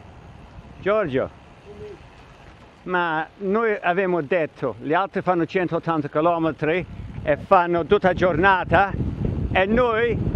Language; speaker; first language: Italian; non-native, learner; English